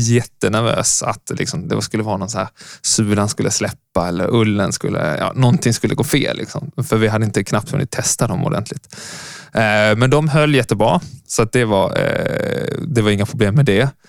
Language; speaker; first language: Swedish; native; Swedish